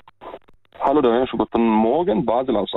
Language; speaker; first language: German; non-native, learner; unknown